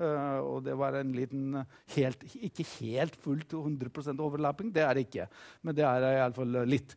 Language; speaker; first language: Norwegian; non-native, fluent; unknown